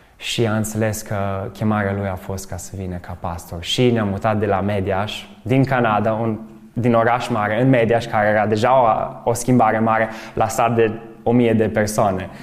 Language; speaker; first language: Romanian; early bilingual, other home language; English